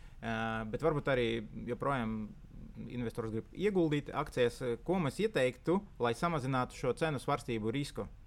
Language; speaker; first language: Latvian; non-native, local second language; Russian